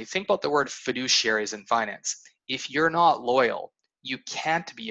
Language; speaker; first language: English; native; English